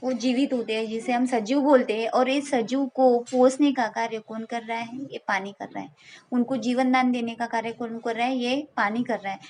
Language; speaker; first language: Hindi; non-native, local second language; Marathi